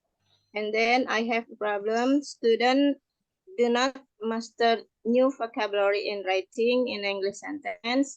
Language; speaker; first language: English; non-native, learner; Indonesian